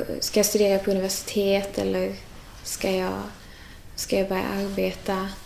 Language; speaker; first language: Swedish; native; Swedish